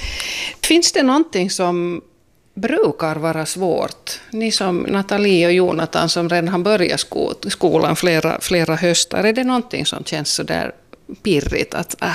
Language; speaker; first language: Swedish; native; Swedish